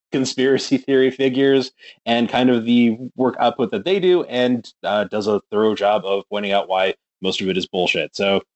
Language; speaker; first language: English; native; English